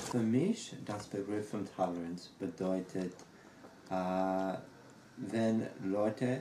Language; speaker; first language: German; non-native, learner; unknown